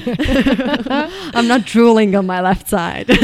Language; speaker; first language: English; non-native, fluent; Estonian